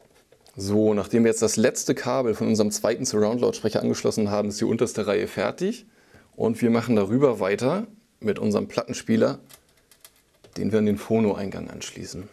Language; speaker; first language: German; native; German